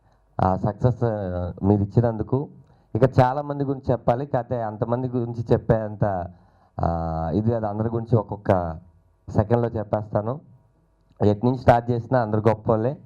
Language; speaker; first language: Telugu; native; Telugu